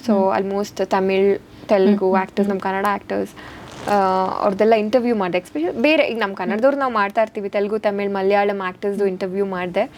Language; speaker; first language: Kannada; native; Kannada